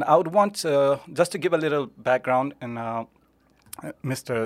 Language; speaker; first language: English; non-native, local second language; Nepali